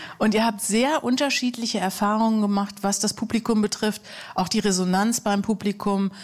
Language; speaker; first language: German; native; German